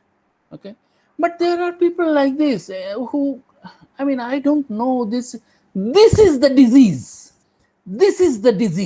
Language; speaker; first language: English; non-native, local second language; Bangla